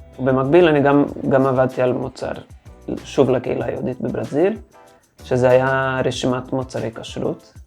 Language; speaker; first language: Hebrew; non-native, fluent; Portuguese